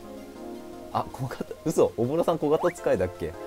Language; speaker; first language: Japanese; native; Japanese